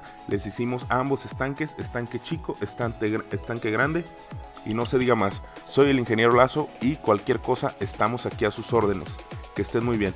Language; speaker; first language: Spanish; native; Spanish